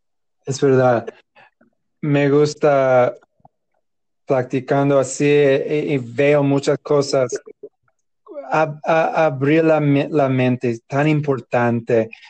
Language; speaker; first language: Spanish; non-native, learner; English